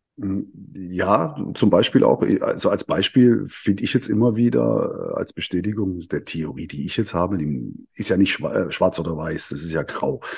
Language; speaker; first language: German; native; German